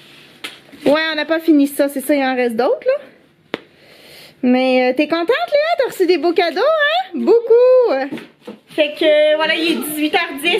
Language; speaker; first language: French; native; French